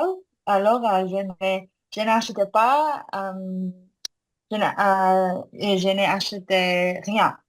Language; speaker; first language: French; non-native, learner; Korean